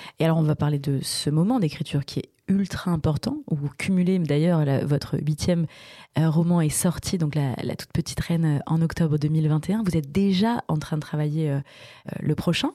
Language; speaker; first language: French; native; French